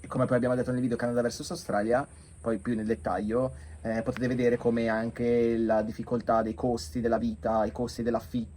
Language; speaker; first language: Italian; native; Italian